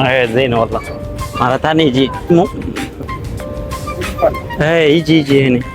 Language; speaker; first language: Arabic; non-native, learner; Bangla